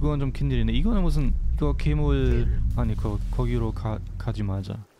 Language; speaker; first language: Korean; non-native, learner; German